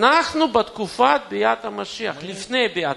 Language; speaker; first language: Hebrew; non-native, fluent; Russian